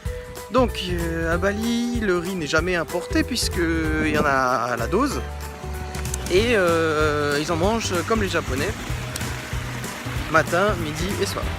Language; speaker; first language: French; native; French